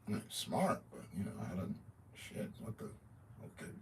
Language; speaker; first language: English; native; English